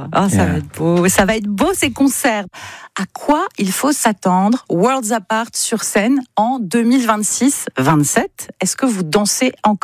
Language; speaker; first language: French; native; French